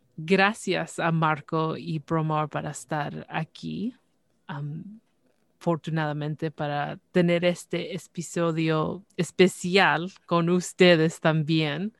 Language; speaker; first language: Spanish; early bilingual, heritage; Spanish